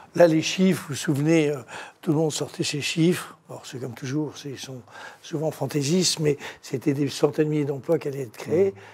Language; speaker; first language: French; native; French